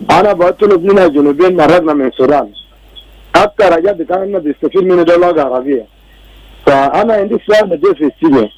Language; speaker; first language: Arabic; non-native, local second language; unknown